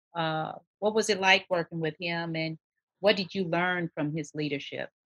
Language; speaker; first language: English; native; English